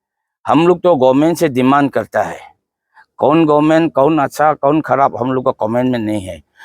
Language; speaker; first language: Hindi; non-native, local second language; Manipuri